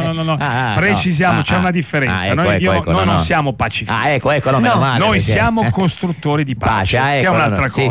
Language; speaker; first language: Italian; native; Italian